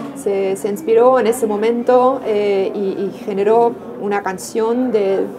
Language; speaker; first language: Spanish; non-native, fluent; German